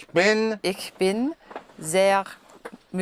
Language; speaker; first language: German; non-native, learner; English